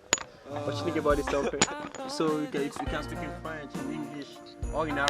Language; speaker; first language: English; non-native, learner; French